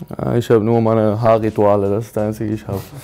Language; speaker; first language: German; non-native, learner; Swedish